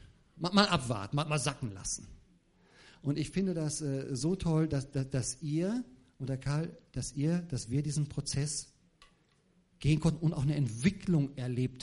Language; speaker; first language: German; native; German